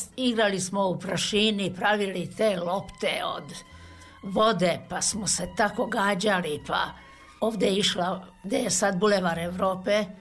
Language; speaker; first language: Serbian; non-native, local second language; Hungarian